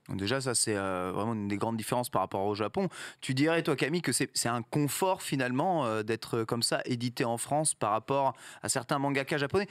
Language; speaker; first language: French; native; French